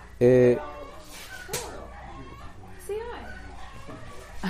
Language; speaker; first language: Spanish; non-native, learner; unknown